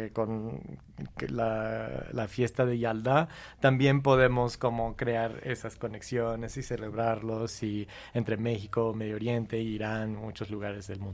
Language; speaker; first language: Spanish; non-native, fluent; English